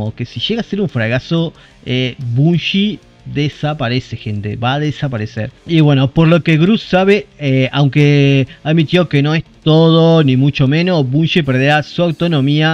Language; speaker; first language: Spanish; native; Spanish